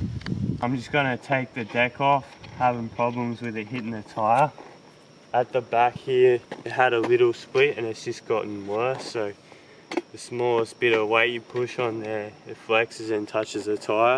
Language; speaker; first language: English; native; English